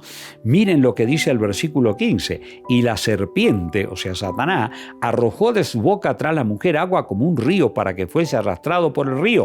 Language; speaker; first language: Spanish; native; Spanish